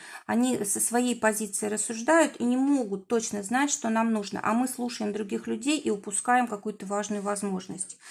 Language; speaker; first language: Russian; native; Russian